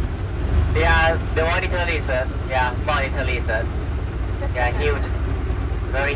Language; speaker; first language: English; non-native, fluent; Thai